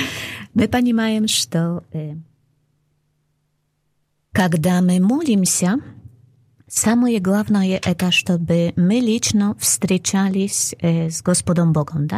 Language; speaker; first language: Russian; non-native, fluent; Polish